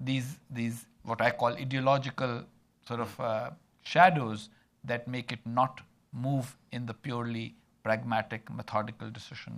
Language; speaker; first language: English; non-native, local second language; Urdu